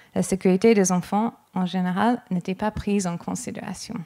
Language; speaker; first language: French; non-native, fluent; English